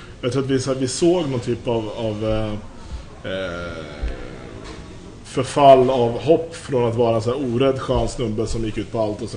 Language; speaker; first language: Swedish; native; Swedish